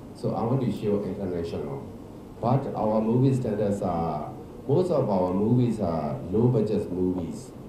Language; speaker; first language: English; non-native, learner; Burmese